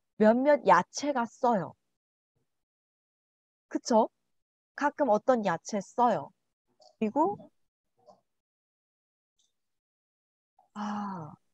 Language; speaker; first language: Korean; non-native, learner; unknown